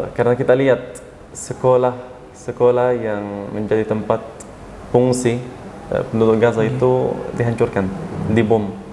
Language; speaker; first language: Indonesian; non-native, fluent; Arabic